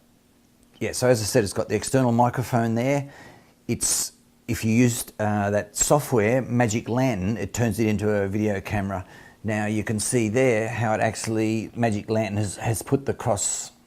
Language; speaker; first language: English; native; English